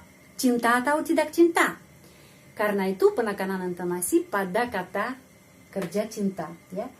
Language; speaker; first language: Indonesian; non-native, fluent; Russian